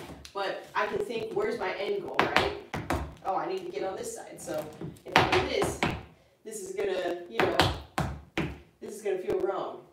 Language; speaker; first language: English; native; English